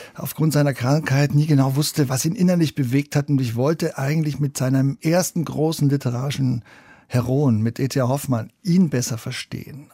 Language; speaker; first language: German; native; German